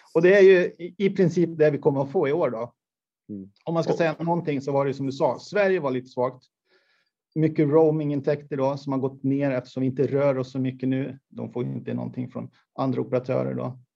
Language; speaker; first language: Swedish; native; Swedish